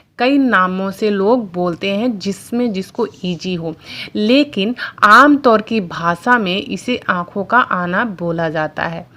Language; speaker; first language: Hindi; non-native, local second language; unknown